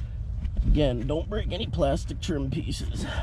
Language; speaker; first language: English; native; English